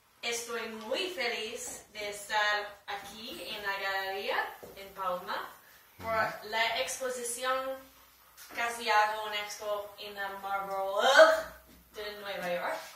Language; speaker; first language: Spanish; non-native, learner; English